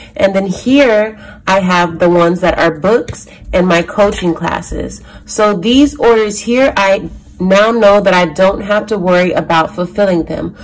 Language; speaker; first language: English; native; English